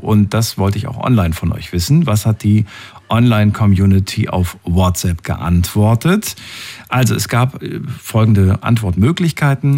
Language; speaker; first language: German; native; German